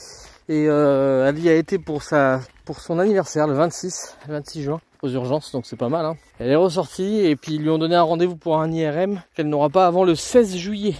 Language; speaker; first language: French; native; French